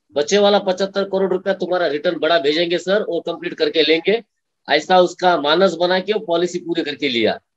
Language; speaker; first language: Hindi; non-native, local second language; Marathi